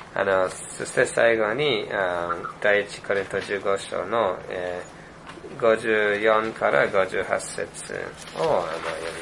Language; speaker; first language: Japanese; non-native, fluent; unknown